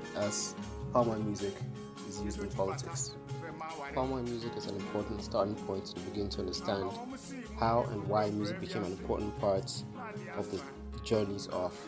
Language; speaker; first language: English; non-native, local second language; Akan